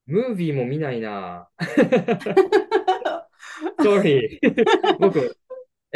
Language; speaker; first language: English; non-native, learner; Japanese